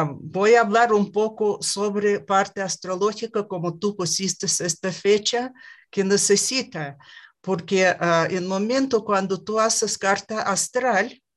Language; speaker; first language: Spanish; non-native, learner; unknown